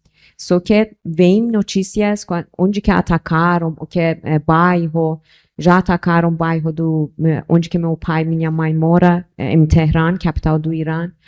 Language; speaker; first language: Portuguese; non-native, local second language; Persian